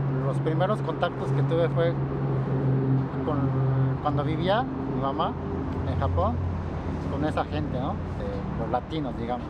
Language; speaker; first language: Spanish; native; Spanish